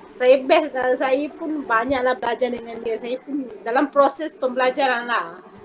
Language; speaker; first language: Malay; non-native, local second language; Tamil